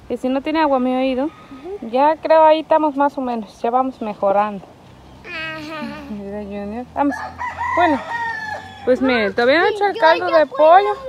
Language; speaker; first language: Spanish; native; Spanish